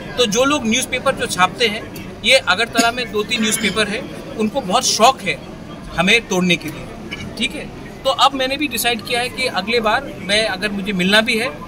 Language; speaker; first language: Hindi; non-native, local second language; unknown